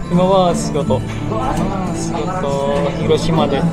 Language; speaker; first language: Japanese; non-native, fluent; Indonesian